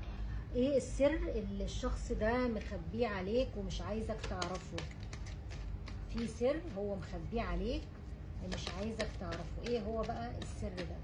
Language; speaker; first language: Arabic; native; Arabic